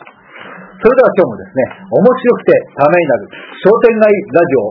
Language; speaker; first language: Japanese; native; Japanese